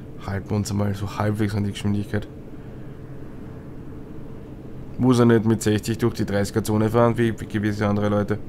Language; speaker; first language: German; native; German